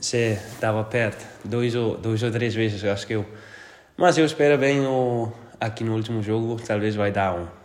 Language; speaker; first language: Portuguese; non-native, learner; Danish